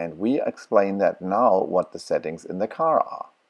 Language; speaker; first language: English; non-native, fluent; German